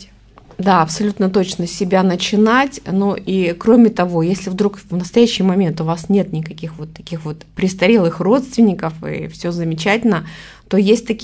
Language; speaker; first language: Russian; native; Russian